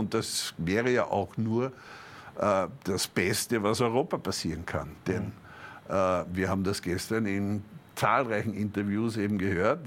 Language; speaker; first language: German; native; German